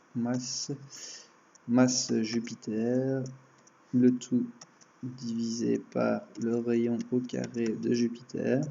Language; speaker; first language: French; native; French